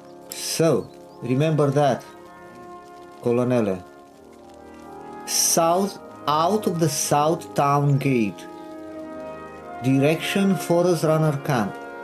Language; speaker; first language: English; non-native, fluent; Romanian